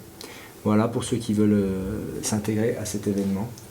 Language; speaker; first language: French; native; French